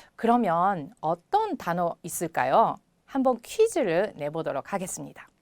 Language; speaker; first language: Korean; non-native, fluent; Japanese